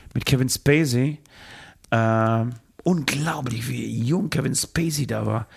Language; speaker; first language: German; native; German